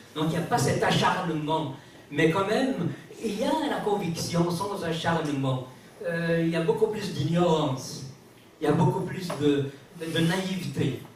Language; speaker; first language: French; non-native, local second language; Kabyle